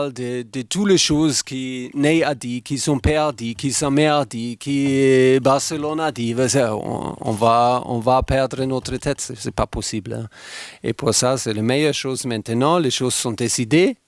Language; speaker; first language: French; non-native, fluent; German